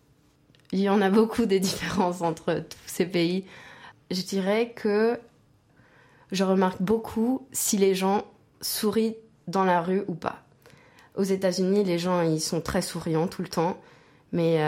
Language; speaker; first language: French; non-native, fluent; Spanish